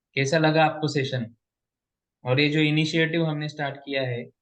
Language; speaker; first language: Hindi; non-native, local second language; Marathi